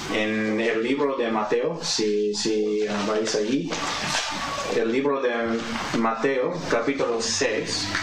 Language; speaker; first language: Spanish; non-native, fluent; English